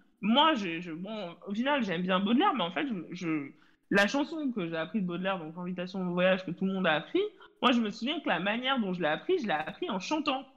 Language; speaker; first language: French; native; French